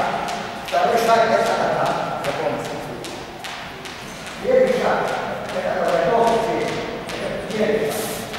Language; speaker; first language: Russian; non-native, learner; Serbian